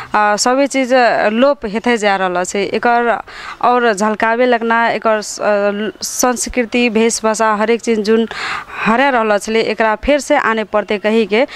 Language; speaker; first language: Maithili; non-native, local second language; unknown